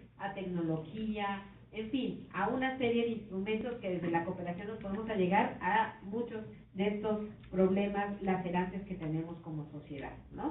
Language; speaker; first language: Spanish; native; Spanish